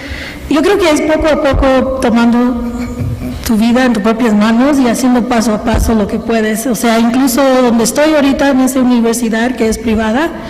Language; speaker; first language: Spanish; early bilingual, heritage; Spanish